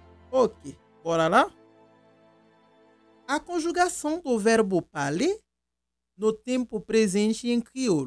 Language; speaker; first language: Portuguese; non-native, local second language; Haitian Creole